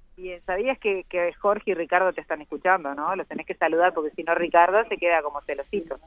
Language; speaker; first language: Spanish; native; Spanish